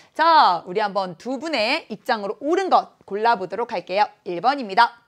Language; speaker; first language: Korean; native; Korean